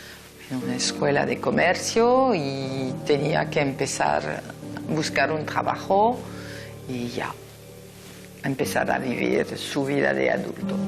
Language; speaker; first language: Spanish; non-native, fluent; French